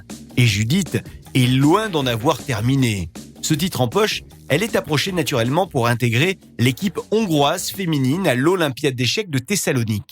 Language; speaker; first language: French; native; French